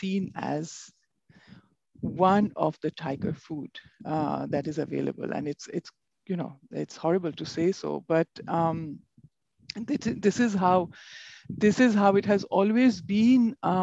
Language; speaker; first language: English; non-native, local second language; Bangla